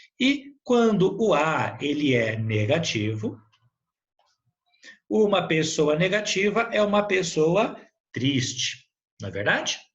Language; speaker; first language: Portuguese; native; Portuguese